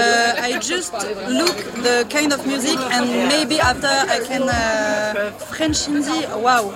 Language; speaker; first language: English; non-native, learner; French